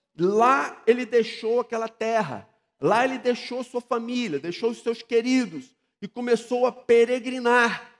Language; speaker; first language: Portuguese; native; Portuguese